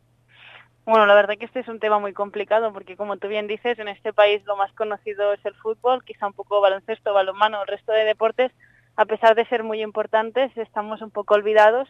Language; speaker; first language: Spanish; native; Spanish